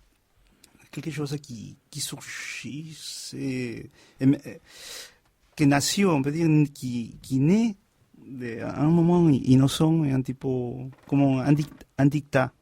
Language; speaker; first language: French; non-native, fluent; Spanish